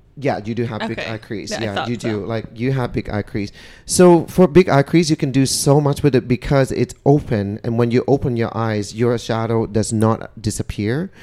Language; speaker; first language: English; non-native, fluent; Vietnamese